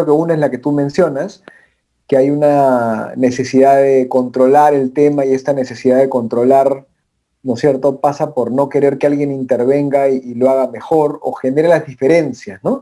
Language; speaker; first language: Spanish; native; Spanish